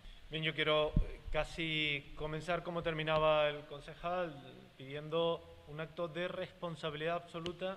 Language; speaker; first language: Spanish; native; Spanish